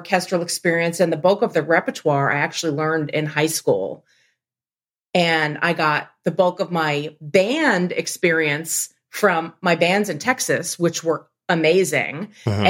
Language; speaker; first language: English; native; English